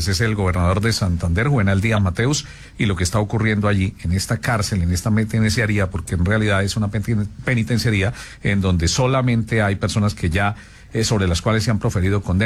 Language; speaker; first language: Spanish; native; Spanish